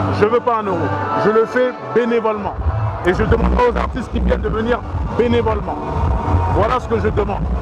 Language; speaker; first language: French; early bilingual, other home language; Lingala